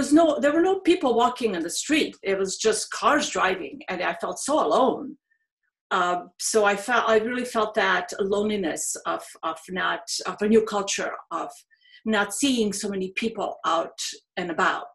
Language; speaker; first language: English; non-native, fluent; Serbian